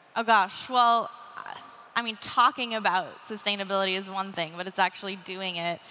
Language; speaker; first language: English; native; English